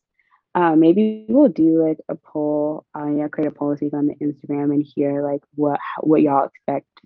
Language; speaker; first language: English; native; English